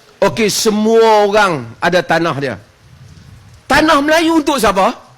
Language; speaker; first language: Malay; native; Malay